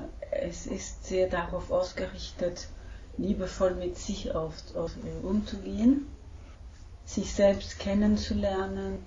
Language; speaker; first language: German; non-native, fluent; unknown